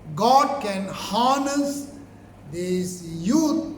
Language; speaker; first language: English; non-native, local second language; Tamil